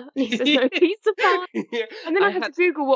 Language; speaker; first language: English; native; English